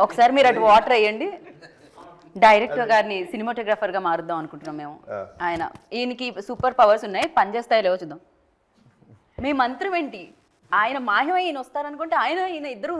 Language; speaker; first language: Telugu; native; Telugu